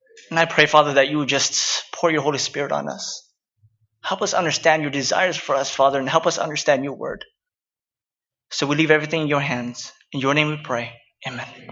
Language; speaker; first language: English; early bilingual, other home language; Vietnamese